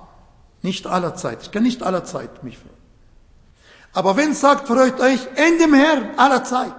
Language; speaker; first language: German; non-native, fluent; Arabic